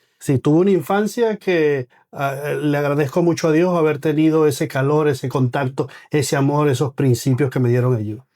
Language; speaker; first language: Spanish; native; Spanish